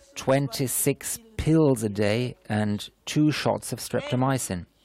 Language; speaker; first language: English; non-native, fluent; German